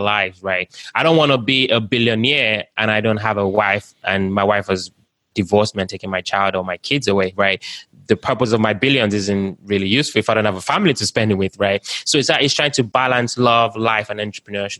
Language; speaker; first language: English; non-native, local second language; Yoruba